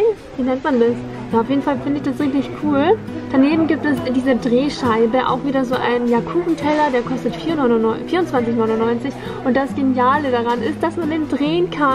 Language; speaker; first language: German; native; German